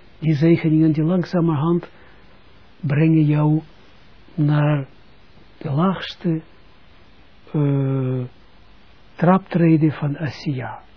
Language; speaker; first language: Dutch; non-native, fluent; Russian